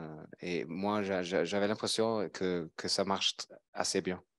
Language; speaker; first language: French; non-native, fluent; German